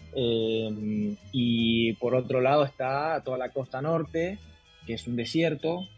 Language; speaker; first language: Spanish; native; Spanish